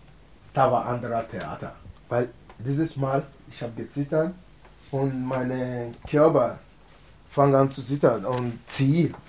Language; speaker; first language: German; non-native, learner; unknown